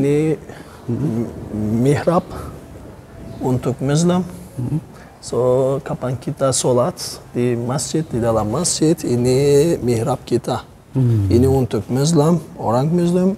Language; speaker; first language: Indonesian; non-native, learner; Turkish